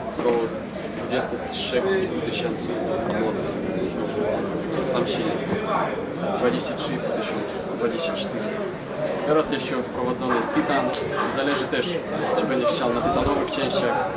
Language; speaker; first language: Polish; non-native, fluent; Russian